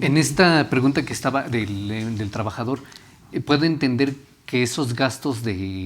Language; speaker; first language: Spanish; native; Spanish